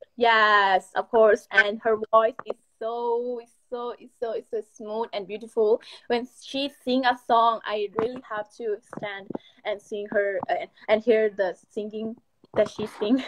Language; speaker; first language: English; non-native, learner; Thai